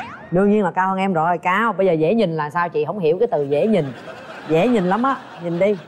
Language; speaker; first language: Vietnamese; native; Vietnamese